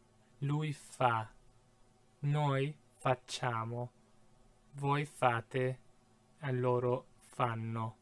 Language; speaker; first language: Italian; non-native, fluent; English